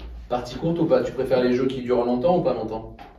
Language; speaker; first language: French; native; French